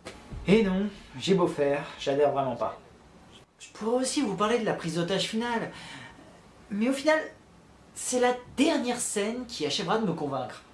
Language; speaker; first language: French; native; French